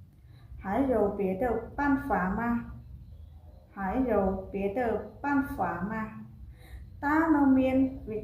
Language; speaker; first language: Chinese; non-native, fluent; Khmer